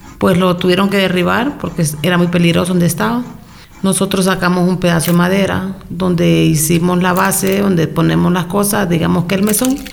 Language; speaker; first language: Spanish; native; Spanish